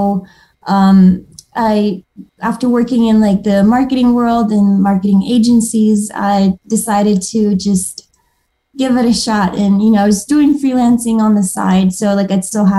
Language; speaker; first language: English; early bilingual, other home language; Romanian